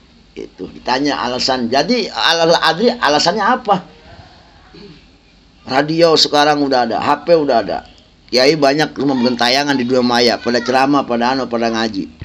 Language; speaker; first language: Indonesian; native; Indonesian